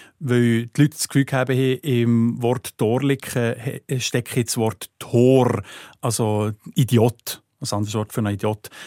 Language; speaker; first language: German; native; German